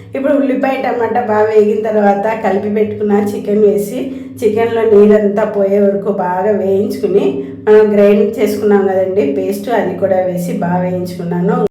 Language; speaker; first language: Telugu; non-native, local second language; Tamil